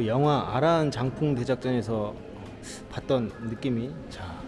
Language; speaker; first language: Korean; native; Korean